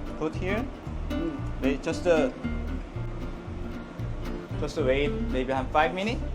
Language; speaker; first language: English; non-native, learner; Korean